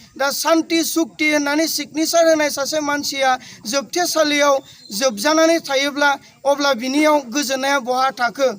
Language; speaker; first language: Bodo; native; Bodo